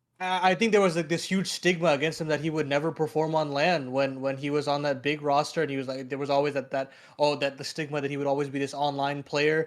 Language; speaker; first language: English; native; English